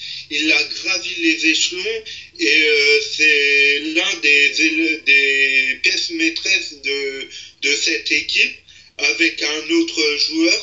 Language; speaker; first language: French; native; French